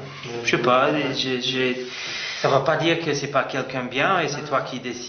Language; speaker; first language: French; non-native, fluent; English